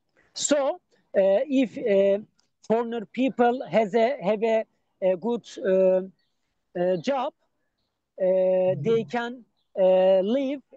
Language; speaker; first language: English; non-native, learner; Turkish